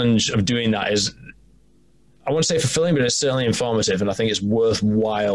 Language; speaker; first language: English; native; English